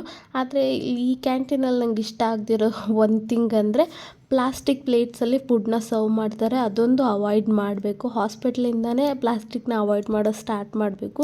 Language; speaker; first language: Kannada; native; Kannada